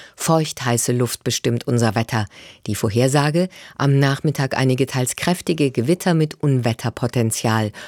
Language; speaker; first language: German; native; German